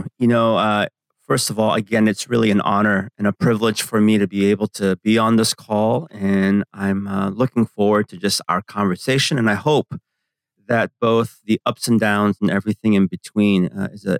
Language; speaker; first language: English; early bilingual, other home language; Korean